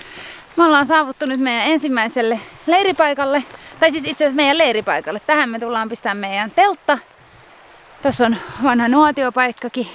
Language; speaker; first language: Finnish; native; Finnish